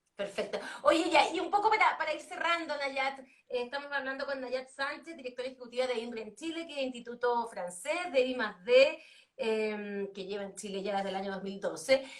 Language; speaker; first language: Spanish; native; Spanish